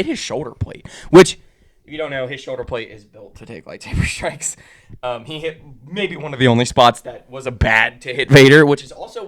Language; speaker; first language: English; native; English